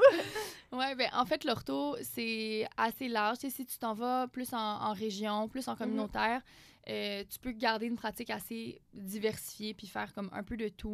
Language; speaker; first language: French; native; French